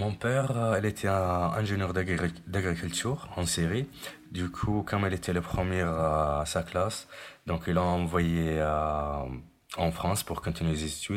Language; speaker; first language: French; non-native, fluent; Arabic